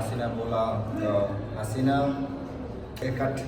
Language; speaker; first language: Hindi; non-native, learner; Bangla